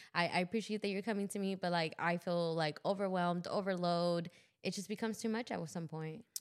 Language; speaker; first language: English; early bilingual, other home language; Spanish